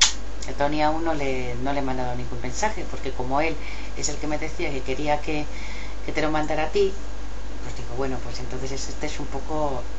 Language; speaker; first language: Spanish; native; Spanish